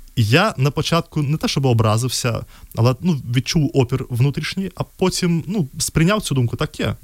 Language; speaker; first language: Ukrainian; non-native, fluent; Russian